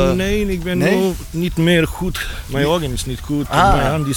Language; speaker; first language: Dutch; non-native, learner; Bosnian